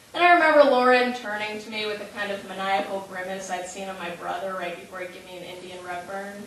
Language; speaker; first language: English; native; English